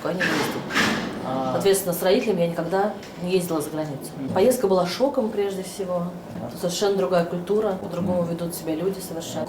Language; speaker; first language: Russian; native; Russian